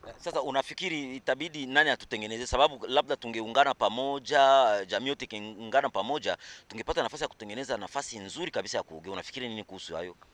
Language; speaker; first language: Swahili; native; Swahili